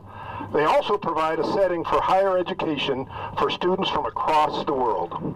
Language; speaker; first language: English; native; English